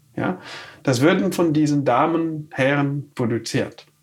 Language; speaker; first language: German; non-native, fluent; Wolof